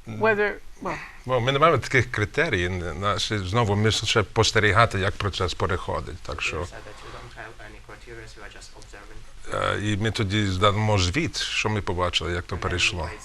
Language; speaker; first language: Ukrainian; early bilingual, heritage; Ukrainian